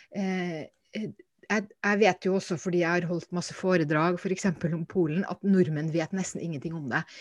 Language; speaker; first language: Norwegian; native; Norwegian